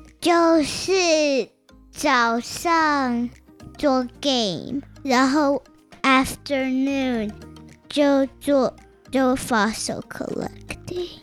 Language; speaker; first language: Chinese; early bilingual, heritage; Chinese